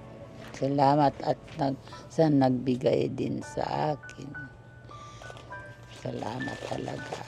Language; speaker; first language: Filipino; non-native, local second language; Cebuano